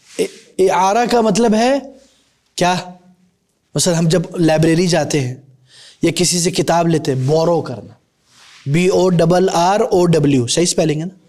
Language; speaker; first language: Urdu; native; Urdu